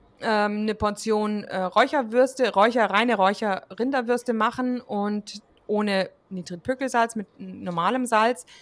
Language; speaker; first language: German; native; German